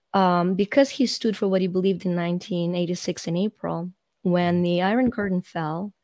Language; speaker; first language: English; non-native, fluent; Ukrainian